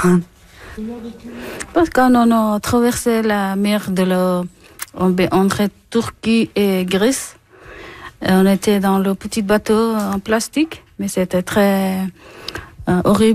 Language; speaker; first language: French; non-native, learner; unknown